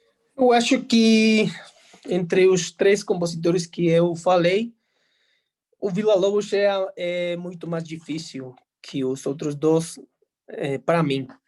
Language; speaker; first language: Portuguese; non-native, fluent; Spanish